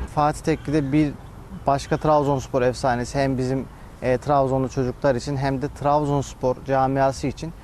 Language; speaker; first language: Turkish; native; Turkish